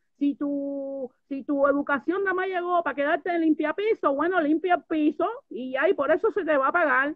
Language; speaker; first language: Spanish; native; Spanish